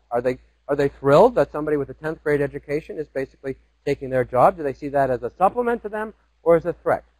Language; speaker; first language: English; native; English